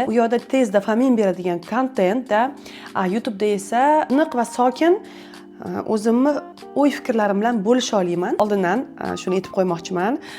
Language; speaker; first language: Uzbek; non-native, local second language; Russian